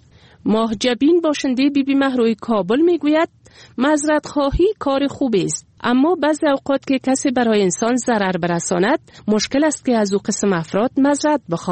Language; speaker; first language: Persian; native; Persian